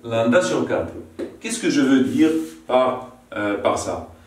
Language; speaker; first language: French; non-native, local second language; Arabic